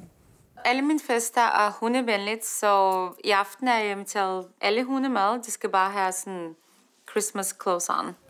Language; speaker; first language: Danish; non-native, fluent; Russian